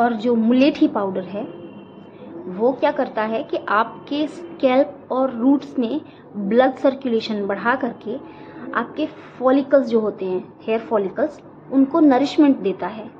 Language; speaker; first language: Hindi; native; Hindi